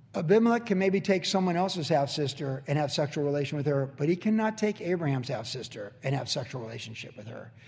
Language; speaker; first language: English; native; English